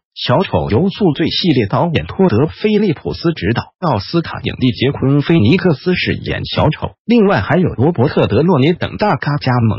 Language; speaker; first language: Chinese; native; Chinese